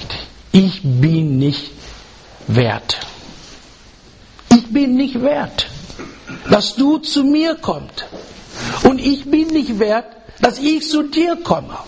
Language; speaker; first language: German; non-native, fluent; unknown